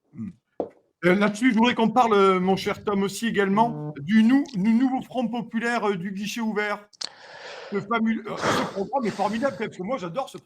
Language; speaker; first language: French; native; French